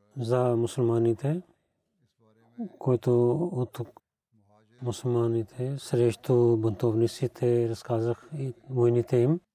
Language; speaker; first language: Bulgarian; non-native, learner; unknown